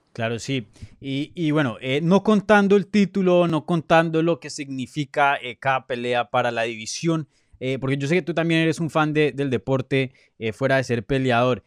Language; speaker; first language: Spanish; native; Spanish